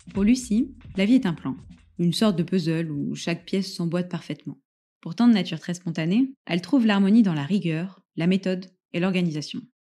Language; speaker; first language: French; native; French